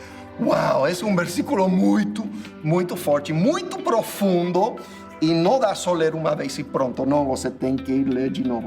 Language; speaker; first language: Portuguese; non-native, fluent; English